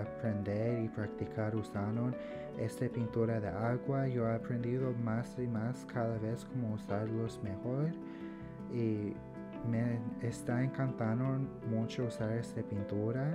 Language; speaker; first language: Spanish; early bilingual, heritage; English